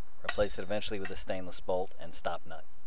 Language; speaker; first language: English; native; English